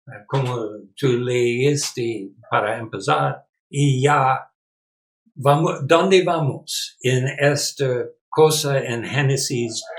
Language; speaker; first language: Spanish; non-native, learner; English